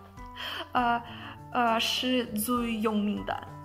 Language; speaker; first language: Chinese; non-native, learner; Russian